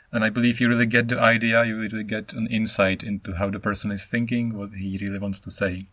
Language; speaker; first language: English; non-native, fluent; Czech